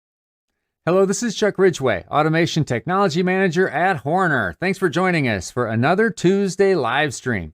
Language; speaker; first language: English; native; English